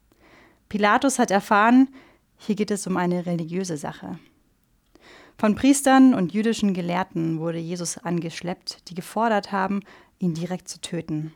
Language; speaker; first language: German; native; German